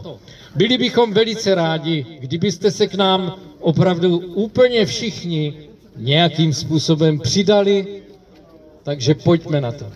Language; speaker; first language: Czech; native; Czech